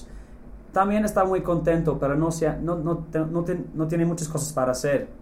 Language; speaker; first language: Spanish; non-native, fluent; English